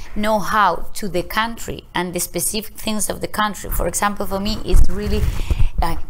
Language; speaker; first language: English; non-native, learner; Spanish